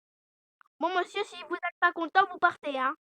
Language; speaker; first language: French; native; French